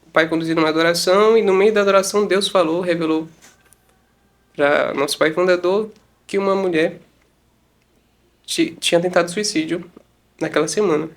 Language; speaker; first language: Portuguese; native; Portuguese